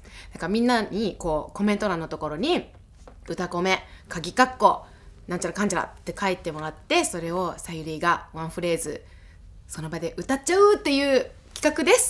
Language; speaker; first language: Japanese; native; Japanese